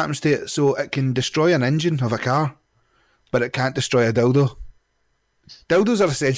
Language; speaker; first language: English; native; English